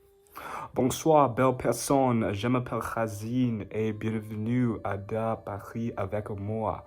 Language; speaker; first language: French; non-native, learner; English